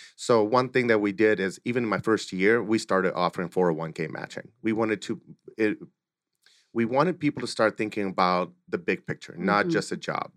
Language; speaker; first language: English; early bilingual, other home language; Russian